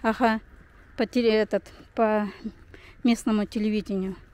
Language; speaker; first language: Russian; non-native, local second language; Kazakh